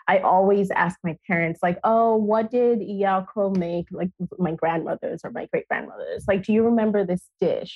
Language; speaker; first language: English; non-native, local second language; Yoruba